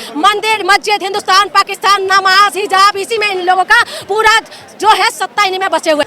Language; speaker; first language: Hindi; non-native, local second language; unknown